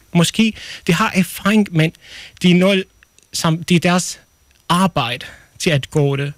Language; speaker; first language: Danish; non-native, learner; Arabic